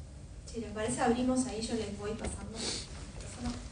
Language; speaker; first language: Spanish; native; Spanish